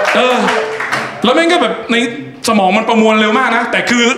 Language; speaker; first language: Thai; native; Thai